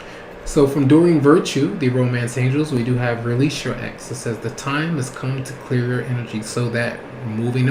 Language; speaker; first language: English; native; English